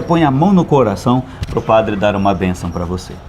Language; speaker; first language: Portuguese; native; Portuguese